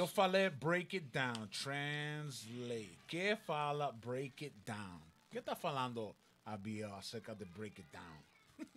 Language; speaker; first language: Portuguese; non-native, learner; Spanish